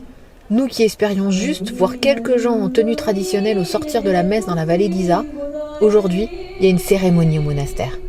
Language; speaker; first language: French; native; French